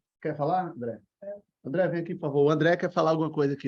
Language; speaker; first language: Portuguese; native; Portuguese